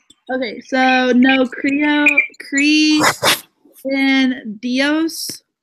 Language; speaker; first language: Spanish; non-native, learner; English